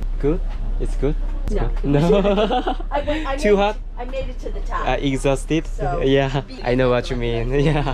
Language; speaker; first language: English; non-native, learner; Korean